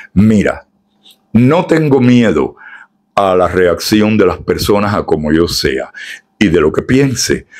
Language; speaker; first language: Spanish; native; Spanish